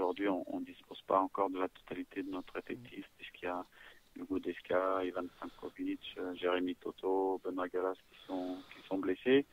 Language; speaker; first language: French; native; French